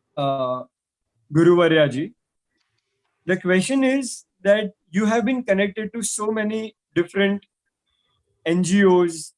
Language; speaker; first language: English; non-native, local second language; Hindi